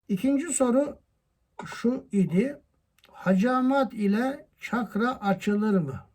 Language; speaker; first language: Turkish; native; Turkish